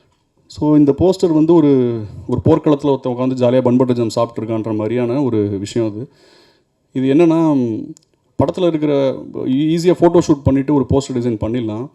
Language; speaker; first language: Tamil; native; Tamil